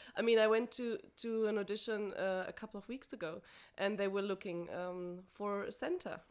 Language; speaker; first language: English; non-native, fluent; German